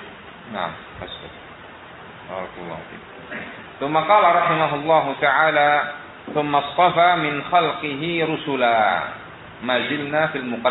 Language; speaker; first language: Arabic; non-native, fluent; Indonesian